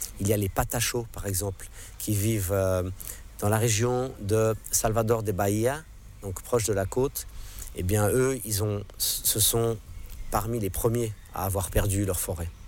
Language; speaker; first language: French; non-native, local second language; English